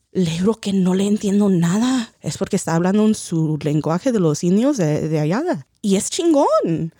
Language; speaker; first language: Spanish; early bilingual, heritage; Spanish